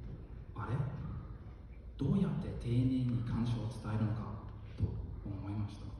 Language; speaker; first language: Japanese; non-native, fluent; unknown